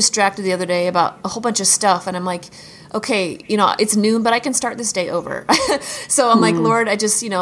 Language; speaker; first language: English; native; English